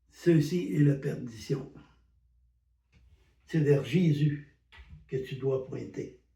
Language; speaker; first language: French; native; French